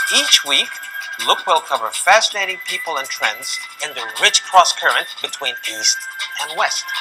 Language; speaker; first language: English; early bilingual, other home language; Korean